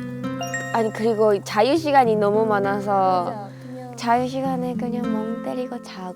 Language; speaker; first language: Korean; non-native, fluent; Japanese